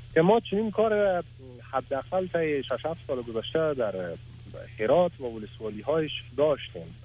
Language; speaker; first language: Persian; native; Persian